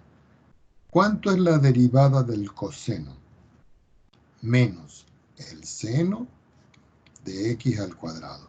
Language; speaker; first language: Spanish; native; Spanish